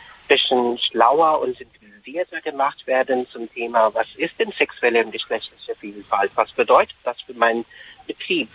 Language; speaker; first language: German; non-native, fluent; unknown